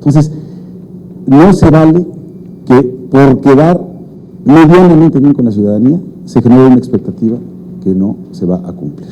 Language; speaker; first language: Spanish; native; Spanish